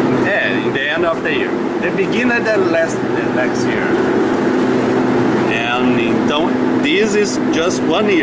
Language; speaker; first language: English; non-native, learner; Portuguese